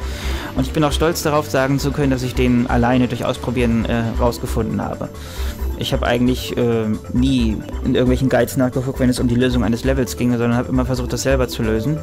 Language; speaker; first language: German; native; German